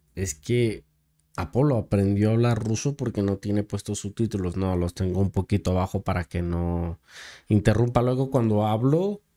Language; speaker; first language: Spanish; native; Spanish